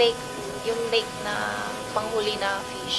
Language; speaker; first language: Filipino; non-native, learner; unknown